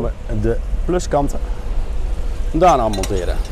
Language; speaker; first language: Dutch; native; Dutch